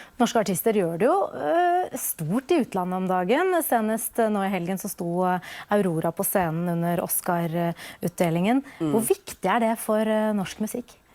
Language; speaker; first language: Norwegian; native; Norwegian